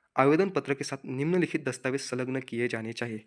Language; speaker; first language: Hindi; non-native, local second language; Marathi